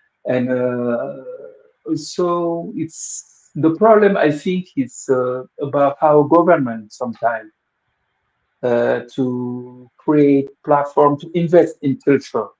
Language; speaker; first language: English; non-native, local second language; Wolof